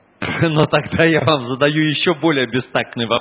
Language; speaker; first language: Russian; native; Russian